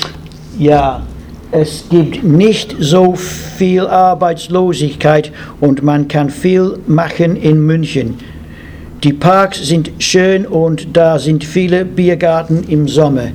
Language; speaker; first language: German; non-native, learner; English